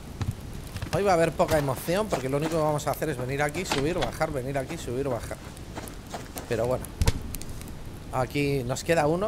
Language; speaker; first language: Spanish; native; Spanish